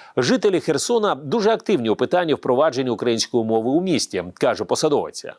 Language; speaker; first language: Ukrainian; native; Ukrainian